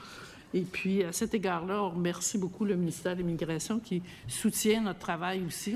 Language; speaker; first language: French; native; French